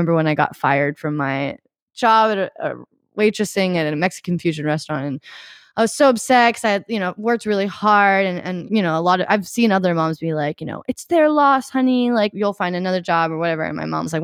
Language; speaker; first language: English; native; English